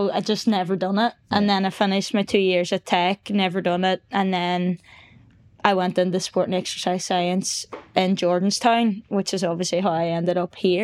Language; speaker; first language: English; native; English